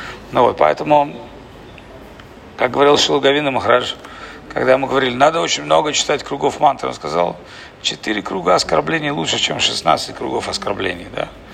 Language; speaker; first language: Russian; native; Russian